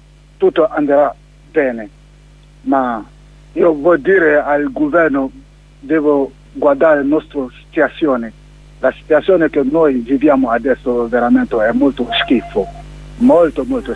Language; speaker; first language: Italian; non-native, learner; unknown